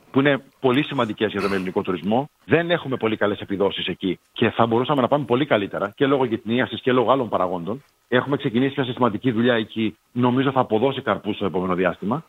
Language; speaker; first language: Greek; native; Greek